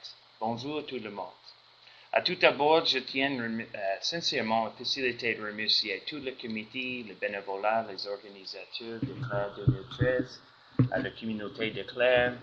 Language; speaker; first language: French; non-native, learner; English